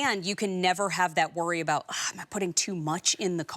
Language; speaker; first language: English; native; English